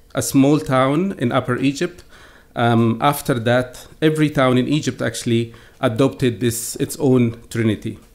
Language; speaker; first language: French; non-native, learner; Arabic